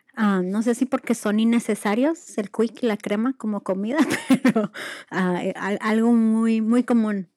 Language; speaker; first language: Spanish; early bilingual, heritage; Spanish